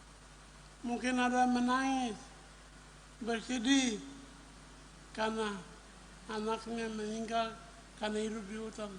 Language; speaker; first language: Indonesian; non-native, local second language; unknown